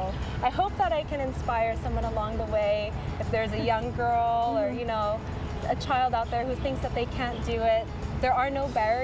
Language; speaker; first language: English; early bilingual, other home language; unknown